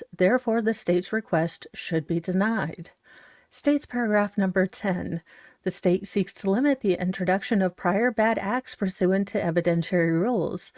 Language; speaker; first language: English; native; English